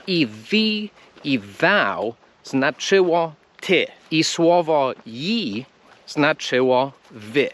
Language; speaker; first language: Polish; non-native, fluent; English